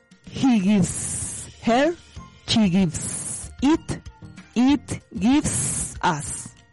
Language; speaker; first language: English; non-native, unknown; Spanish